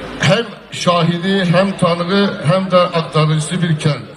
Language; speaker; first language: Turkish; native; Turkish